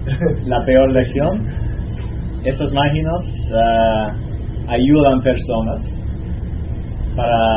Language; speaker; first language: Spanish; non-native, learner; English